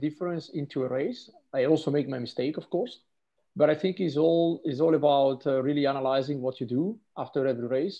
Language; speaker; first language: English; non-native, fluent; Italian